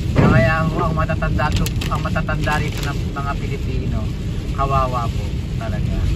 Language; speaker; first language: Filipino; native; Filipino